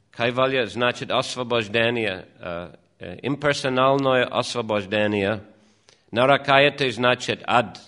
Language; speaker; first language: Russian; non-native, fluent; English